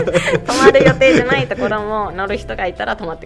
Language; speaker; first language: Japanese; native; Japanese